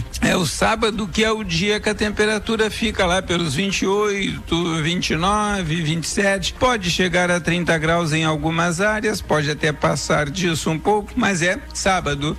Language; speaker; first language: Portuguese; native; Portuguese